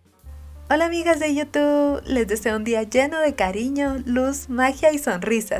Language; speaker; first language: Spanish; native; Spanish